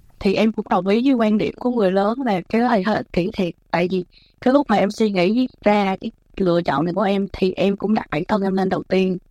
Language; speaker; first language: Vietnamese; native; Vietnamese